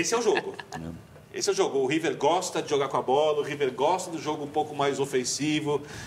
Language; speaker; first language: Portuguese; native; Portuguese